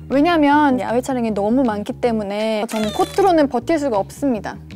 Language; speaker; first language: Korean; native; Korean